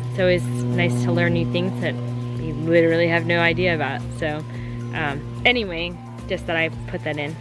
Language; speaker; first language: English; native; English